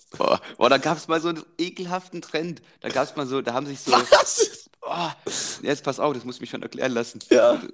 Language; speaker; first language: German; early bilingual, other home language; Croatian